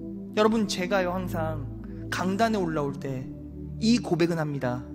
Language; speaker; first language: Korean; native; Korean